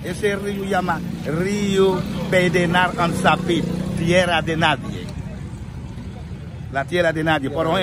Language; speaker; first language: Spanish; non-native, fluent; Haitian Creole